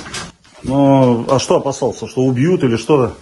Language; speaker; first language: Russian; native; Russian